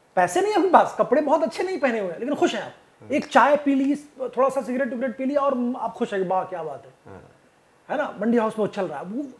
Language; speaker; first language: Hindi; native; Hindi